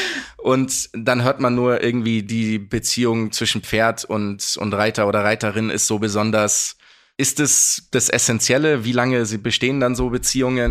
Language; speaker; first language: German; native; German